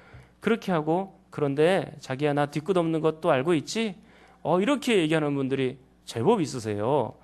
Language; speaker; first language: Korean; native; Korean